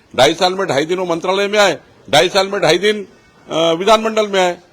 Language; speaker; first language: Hindi; non-native, local second language; Marathi